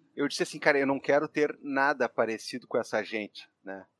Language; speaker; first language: Portuguese; native; Portuguese